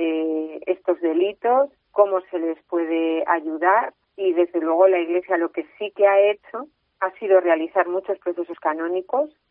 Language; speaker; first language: Spanish; native; Spanish